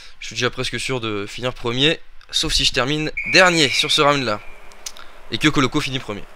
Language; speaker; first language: French; native; French